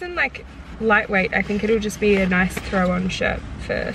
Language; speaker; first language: English; native; English